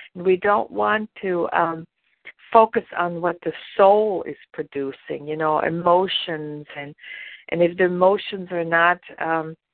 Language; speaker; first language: English; non-native, fluent; German